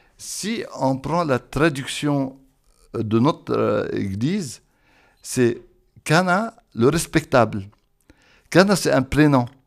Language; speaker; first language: French; non-native, local second language; Arabic